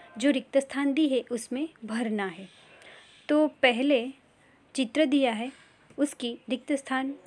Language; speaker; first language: Hindi; non-native, local second language; Gujarati